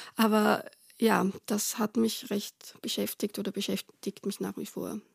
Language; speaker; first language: German; native; German